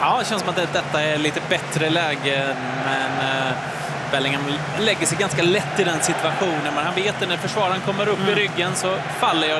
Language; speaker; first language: Swedish; native; Swedish